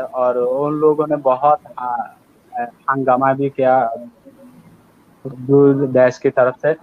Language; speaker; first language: Hindi; non-native, learner; Rohingya